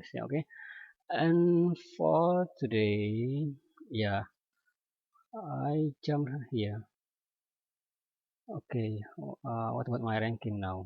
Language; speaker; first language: English; non-native, learner; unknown